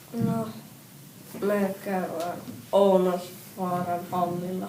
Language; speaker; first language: Finnish; early bilingual, other home language; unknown